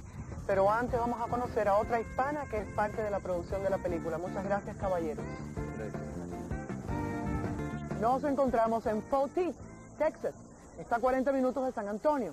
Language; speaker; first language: Spanish; native; Spanish